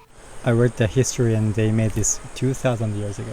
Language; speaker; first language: English; non-native, learner; Japanese